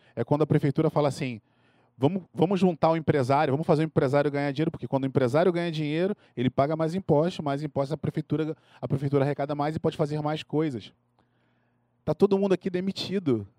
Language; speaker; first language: Portuguese; native; Portuguese